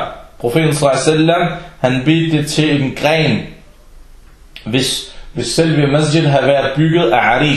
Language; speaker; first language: Danish; early bilingual, other home language; Arabic